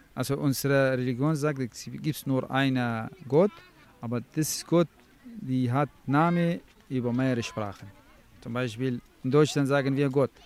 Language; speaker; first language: German; non-native, learner; Kurdish